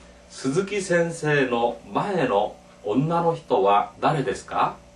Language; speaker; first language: Japanese; non-native, fluent; Korean